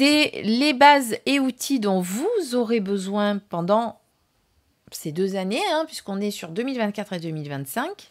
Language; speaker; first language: French; native; French